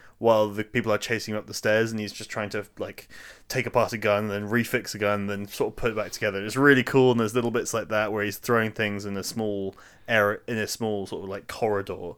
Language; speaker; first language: English; native; English